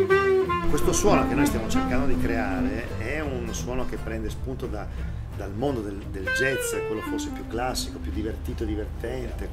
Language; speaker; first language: Italian; native; Italian